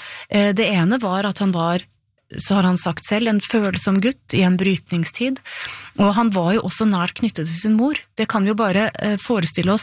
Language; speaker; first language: Norwegian; native; Norwegian